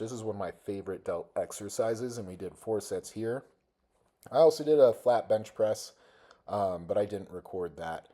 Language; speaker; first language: English; native; English